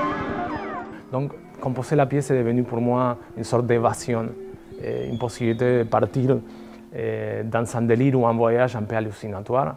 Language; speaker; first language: French; non-native, fluent; Spanish